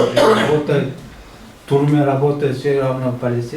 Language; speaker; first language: Russian; non-native, learner; Uzbek